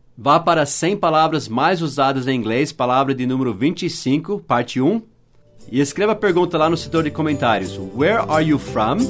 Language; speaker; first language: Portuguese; non-native, fluent; English